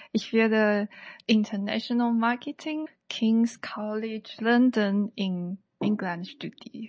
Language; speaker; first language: German; non-native, learner; Chinese